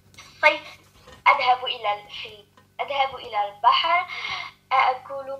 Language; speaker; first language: Arabic; non-native, learner; French